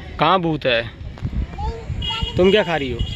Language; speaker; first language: Hindi; native; Hindi